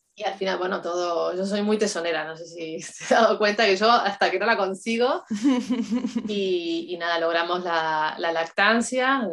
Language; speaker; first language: Spanish; native; Spanish